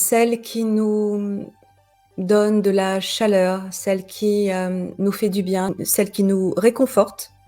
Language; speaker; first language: French; native; French